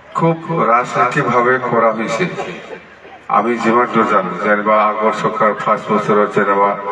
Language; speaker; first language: Assamese; non-native, local second language; Bodo